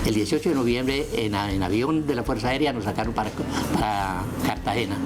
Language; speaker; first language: Spanish; native; Spanish